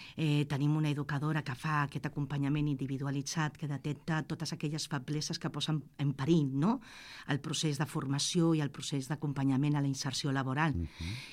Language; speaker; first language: Catalan; native; Catalan